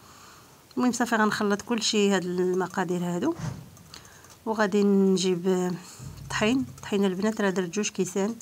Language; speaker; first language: Arabic; native; Arabic